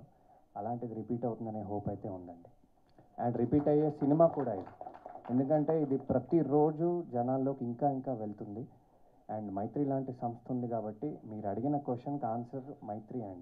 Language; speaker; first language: Telugu; native; Telugu